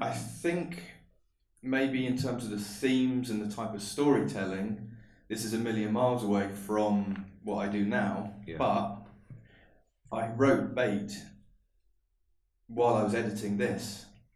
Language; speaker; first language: English; native; English